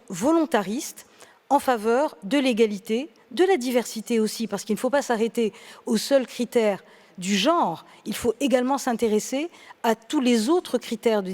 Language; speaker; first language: French; native; French